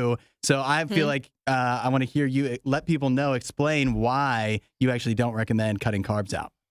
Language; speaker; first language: English; native; English